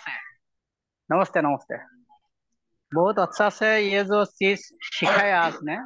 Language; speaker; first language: Hindi; non-native, local second language; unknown